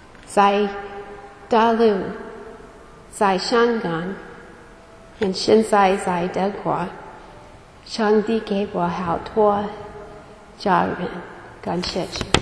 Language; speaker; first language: Chinese; non-native, fluent; English